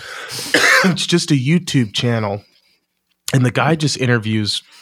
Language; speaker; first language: English; native; English